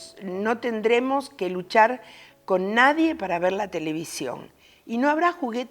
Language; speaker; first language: Spanish; native; Spanish